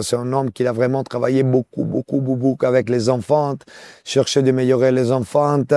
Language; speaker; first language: French; non-native, local second language; Italian